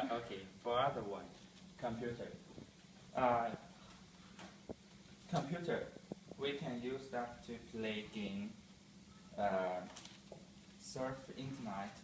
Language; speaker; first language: English; non-native, learner; Chinese